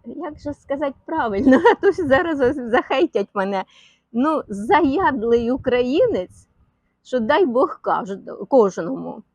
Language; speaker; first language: Ukrainian; non-native, local second language; Russian